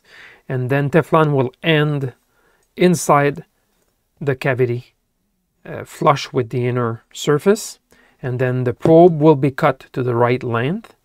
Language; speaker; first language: English; non-native, local second language; French